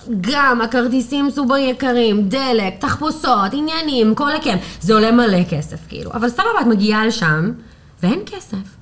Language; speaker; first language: Hebrew; non-native, fluent; English